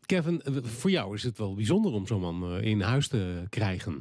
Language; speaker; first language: Dutch; native; Dutch